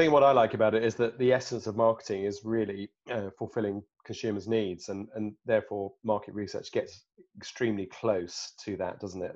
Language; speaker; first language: English; native; English